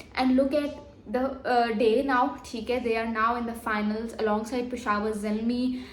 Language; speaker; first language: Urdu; non-native, local second language; Sindhi